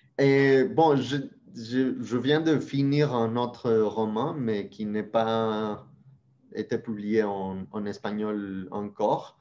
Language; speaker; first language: French; non-native, fluent; Spanish